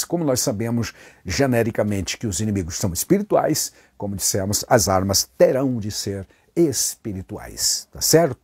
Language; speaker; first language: Portuguese; native; Portuguese